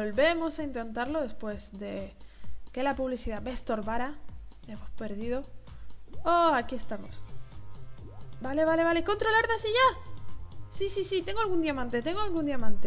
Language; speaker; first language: Spanish; native; Spanish